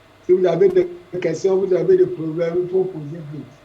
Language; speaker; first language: French; non-native, fluent; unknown